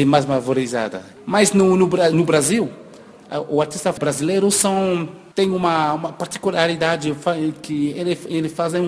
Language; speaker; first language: Portuguese; non-native, fluent; French